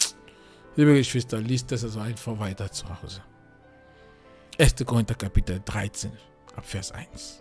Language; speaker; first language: German; non-native, fluent; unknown